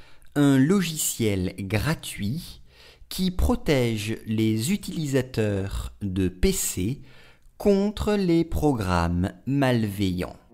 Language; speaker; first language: French; native; French